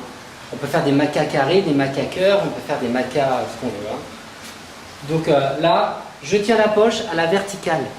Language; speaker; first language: French; native; French